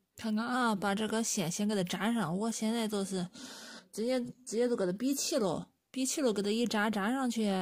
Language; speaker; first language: Chinese; native; Chinese